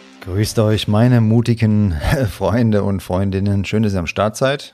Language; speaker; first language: German; native; German